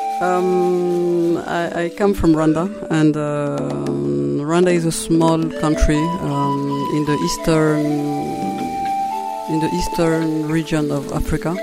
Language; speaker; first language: English; non-native, local second language; Kinyarwanda